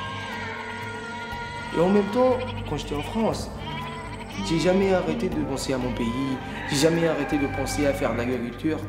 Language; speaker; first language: French; non-native, local second language; Arabic